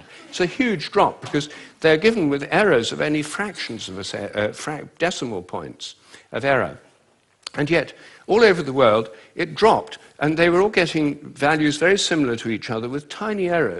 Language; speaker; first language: English; native; English